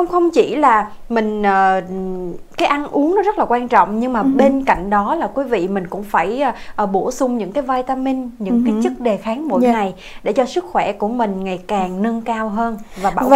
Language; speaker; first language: Vietnamese; native; Vietnamese